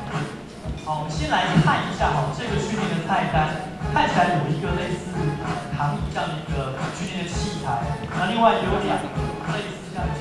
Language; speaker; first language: Chinese; native; Chinese